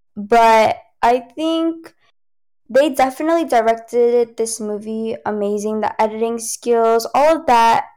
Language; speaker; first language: English; early bilingual, other home language; Cantonese